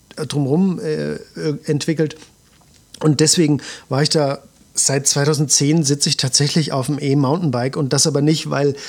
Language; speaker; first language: German; native; German